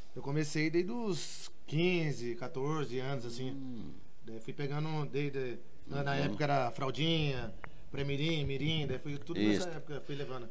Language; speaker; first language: Portuguese; native; Portuguese